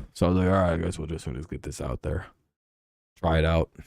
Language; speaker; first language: English; native; English